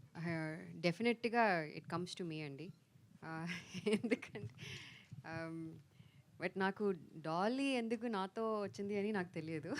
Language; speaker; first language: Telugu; non-native, fluent; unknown